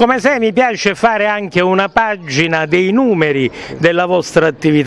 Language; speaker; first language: Italian; native; Italian